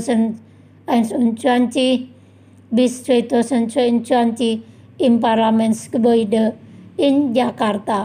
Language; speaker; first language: German; non-native, fluent; Indonesian